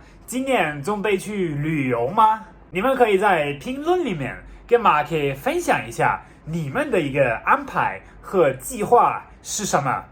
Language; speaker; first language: Chinese; non-native, fluent; German